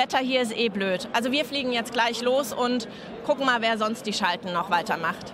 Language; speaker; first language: German; native; German